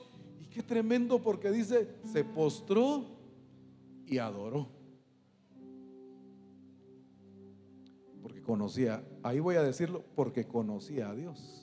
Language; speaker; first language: Spanish; native; Spanish